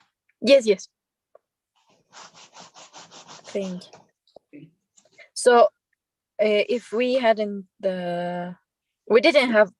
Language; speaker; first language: English; non-native, learner; Spanish